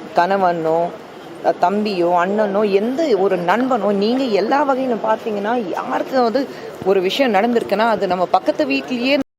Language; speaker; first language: Tamil; non-native, fluent; Hindi